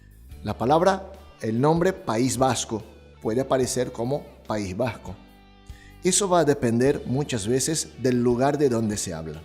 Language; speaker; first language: Spanish; non-native, fluent; Portuguese